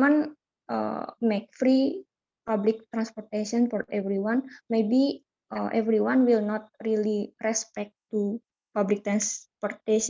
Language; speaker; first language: English; non-native, learner; Indonesian